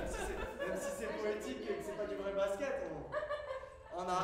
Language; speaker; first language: French; native; French